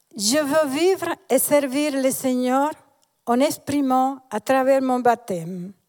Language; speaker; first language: French; non-native, fluent; Spanish